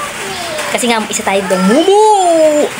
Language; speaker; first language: Filipino; native; Filipino